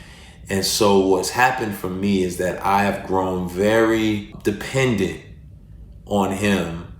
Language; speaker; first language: English; native; English